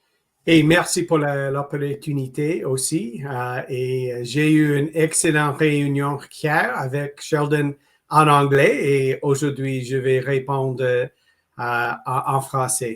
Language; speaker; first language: French; non-native, local second language; English